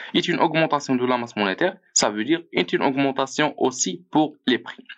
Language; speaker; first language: French; non-native, local second language; Arabic